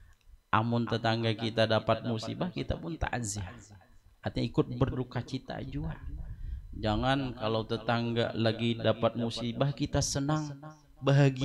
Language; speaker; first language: Indonesian; non-native, local second language; Banjar